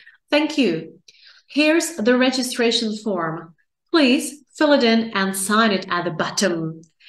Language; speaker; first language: English; non-native, fluent; Czech